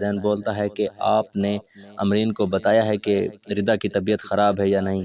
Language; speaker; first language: Urdu; native; Urdu